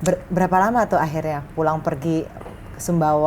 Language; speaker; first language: Indonesian; native; Indonesian